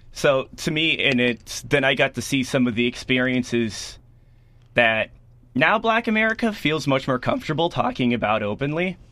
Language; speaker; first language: English; native; English